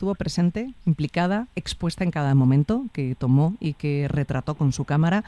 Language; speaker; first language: Spanish; native; Spanish